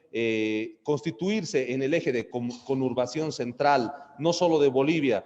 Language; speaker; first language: Spanish; native; Spanish